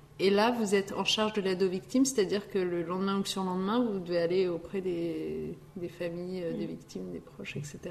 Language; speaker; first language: French; early bilingual, other home language; Riffian